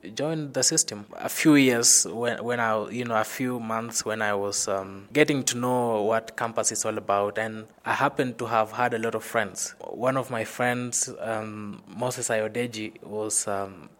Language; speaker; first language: English; non-native, local second language; Luyia